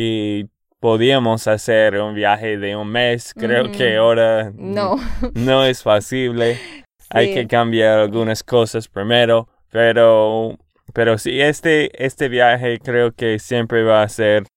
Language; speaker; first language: Spanish; non-native, fluent; English